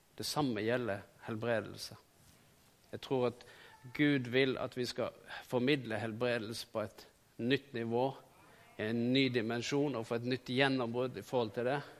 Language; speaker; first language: Norwegian; native; Norwegian